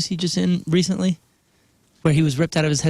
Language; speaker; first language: English; native; English